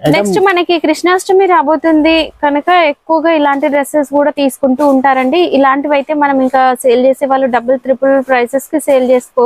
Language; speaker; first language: Telugu; native; Telugu